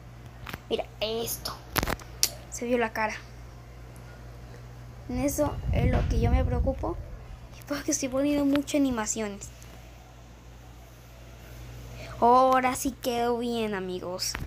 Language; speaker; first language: Spanish; native; Spanish